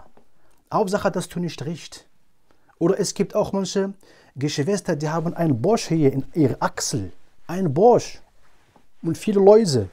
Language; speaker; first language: German; non-native, fluent; Arabic